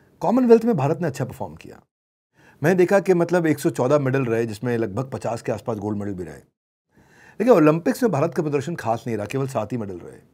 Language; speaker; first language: Hindi; native; Hindi